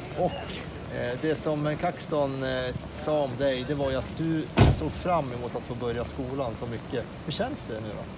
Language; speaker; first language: Swedish; native; Swedish